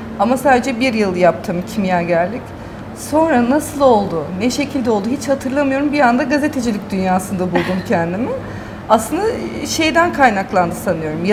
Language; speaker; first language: Turkish; early bilingual, heritage; Turkish